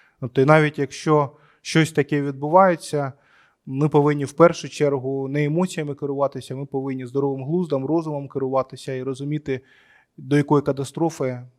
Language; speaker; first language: Ukrainian; non-native, local second language; Russian